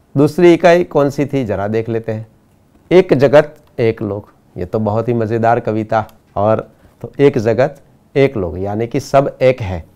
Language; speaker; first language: Hindi; non-native, local second language; Gujarati